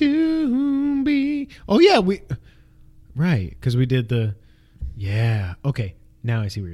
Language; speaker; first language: English; native; English